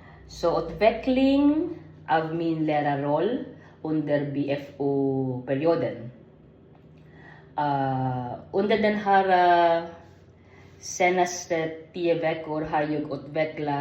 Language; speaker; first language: Swedish; non-native, learner; Filipino